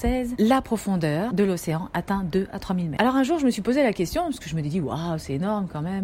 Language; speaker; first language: French; native; French